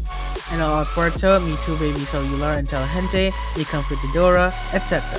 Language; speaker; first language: Spanish; non-native, learner; English